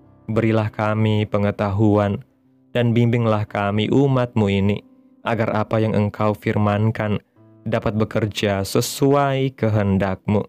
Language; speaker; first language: Indonesian; native; Indonesian